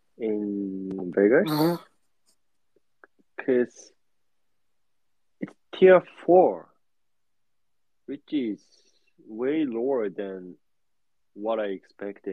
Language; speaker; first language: English; non-native, learner; Japanese